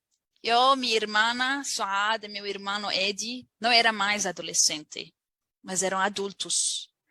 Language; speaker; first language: Portuguese; non-native, learner; Arabic